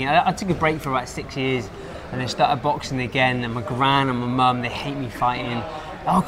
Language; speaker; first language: English; native; English